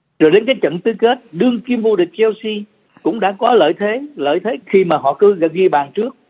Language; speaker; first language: Vietnamese; native; Vietnamese